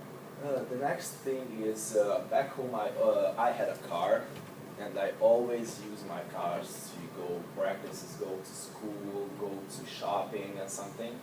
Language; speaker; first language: English; non-native, learner; Hungarian